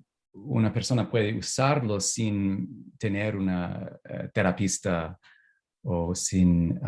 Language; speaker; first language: Spanish; non-native, fluent; English